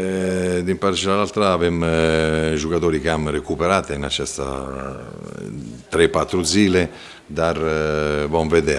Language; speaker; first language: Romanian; non-native, fluent; Italian